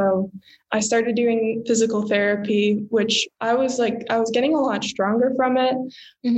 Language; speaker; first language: English; native; English